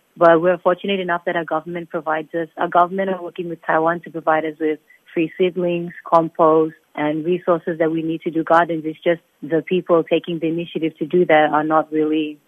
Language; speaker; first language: English; non-native, fluent; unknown